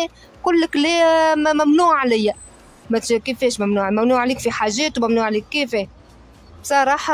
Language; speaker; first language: Arabic; native; Arabic